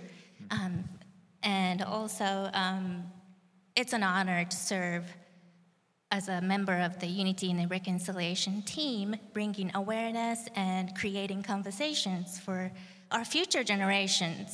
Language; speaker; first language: English; non-native, fluent; Japanese